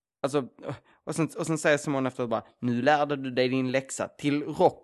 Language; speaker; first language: Swedish; native; Swedish